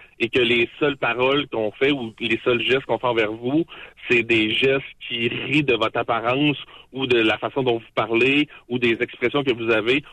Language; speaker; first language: French; native; French